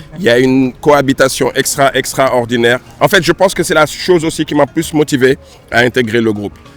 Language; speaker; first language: French; non-native, local second language; Wolof